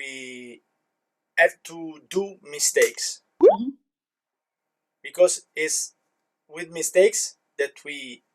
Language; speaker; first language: English; non-native, learner; Italian